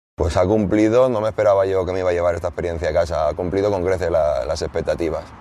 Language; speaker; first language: Spanish; native; Spanish